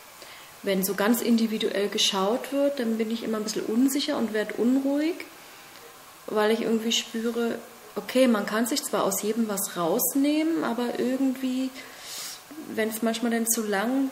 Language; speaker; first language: German; native; German